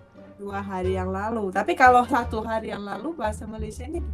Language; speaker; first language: Indonesian; non-native, fluent; Russian